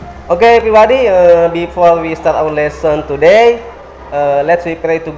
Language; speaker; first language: English; non-native, learner; Indonesian